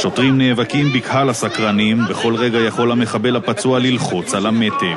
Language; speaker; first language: Hebrew; native; Hebrew